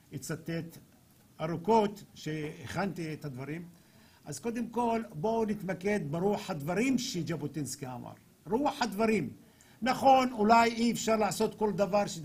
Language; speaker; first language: Hebrew; non-native, local second language; Arabic